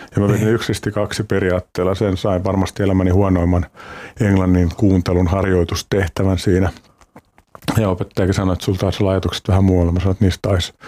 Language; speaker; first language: Finnish; native; Finnish